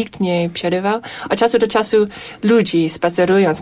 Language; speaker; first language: Polish; non-native, fluent; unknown